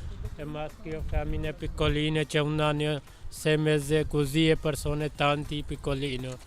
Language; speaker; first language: Italian; non-native, learner; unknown